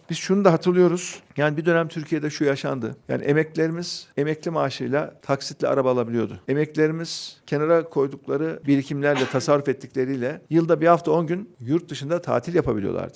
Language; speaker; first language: Turkish; native; Turkish